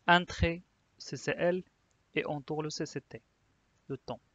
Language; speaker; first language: French; non-native, local second language; Arabic